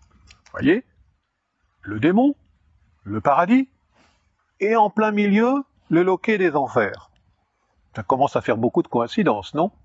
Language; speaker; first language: French; native; French